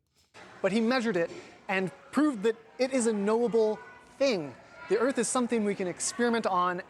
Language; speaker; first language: English; native; English